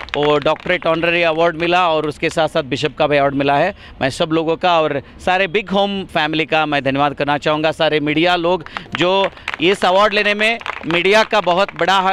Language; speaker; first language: Hindi; non-native, local second language; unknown